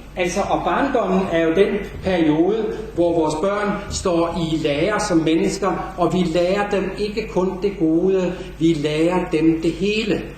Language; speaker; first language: Danish; native; Danish